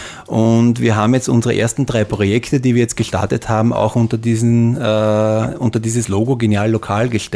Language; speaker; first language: German; native; German